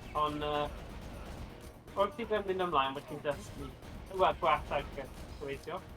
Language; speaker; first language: Welsh; native; Welsh